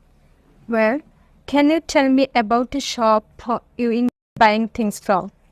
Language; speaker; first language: English; non-native, learner; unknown